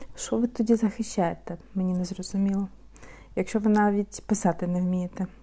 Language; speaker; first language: Ukrainian; non-native, local second language; Russian